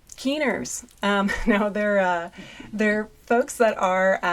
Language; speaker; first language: English; native; English